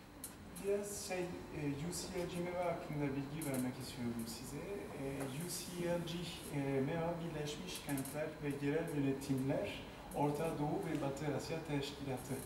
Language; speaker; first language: Turkish; non-native, fluent; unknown